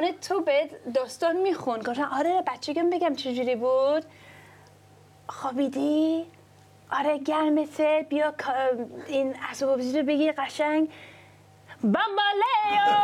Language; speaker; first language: Persian; early bilingual, other home language; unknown